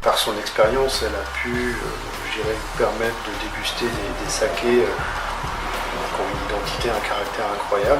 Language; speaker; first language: French; native; French